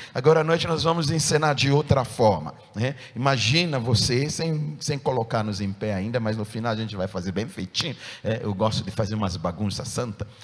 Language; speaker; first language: Portuguese; non-native, fluent; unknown